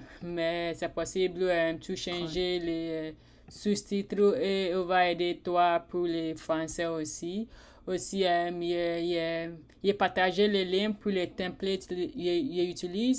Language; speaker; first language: French; non-native, learner; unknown